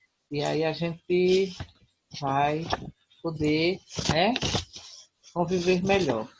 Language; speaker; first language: Portuguese; native; Portuguese